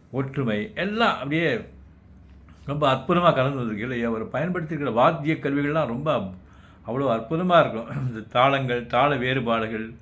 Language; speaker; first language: Tamil; native; Tamil